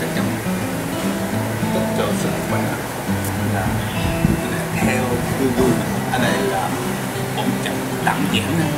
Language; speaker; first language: Vietnamese; non-native, learner; Japanese